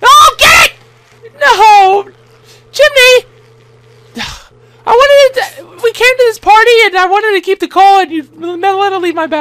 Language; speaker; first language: English; native; English